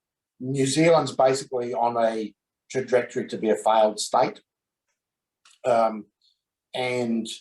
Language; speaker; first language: English; native; English